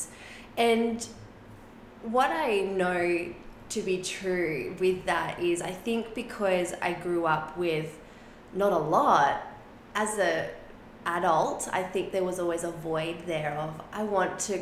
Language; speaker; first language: English; non-native, local second language; Spanish